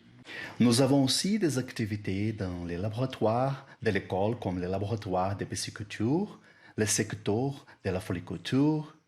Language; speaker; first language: French; non-native, learner; Portuguese